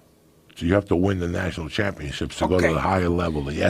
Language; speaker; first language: English; native; English